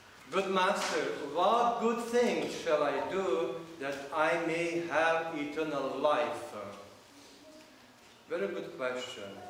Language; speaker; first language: English; non-native, fluent; Russian